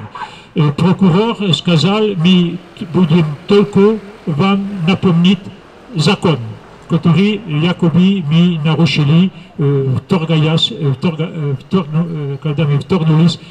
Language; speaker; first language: Russian; non-native, fluent; French